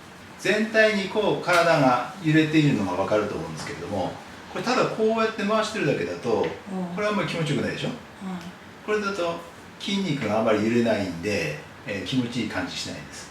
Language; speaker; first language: Japanese; native; Japanese